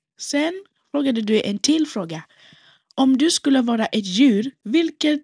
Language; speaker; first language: Swedish; non-native, local second language; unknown